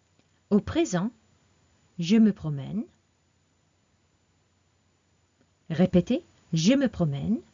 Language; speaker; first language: French; non-native, fluent; English